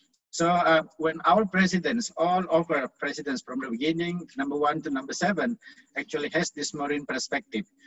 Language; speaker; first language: English; non-native, fluent; Indonesian